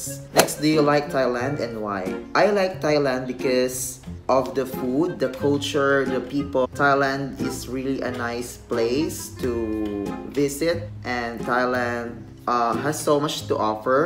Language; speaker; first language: English; non-native, local second language; Filipino